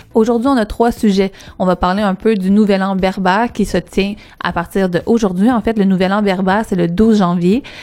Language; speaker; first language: French; native; French